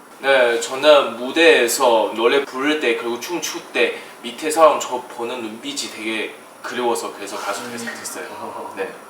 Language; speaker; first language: Korean; non-native, fluent; Chinese